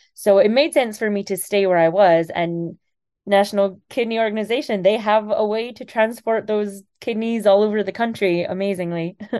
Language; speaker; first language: English; native; English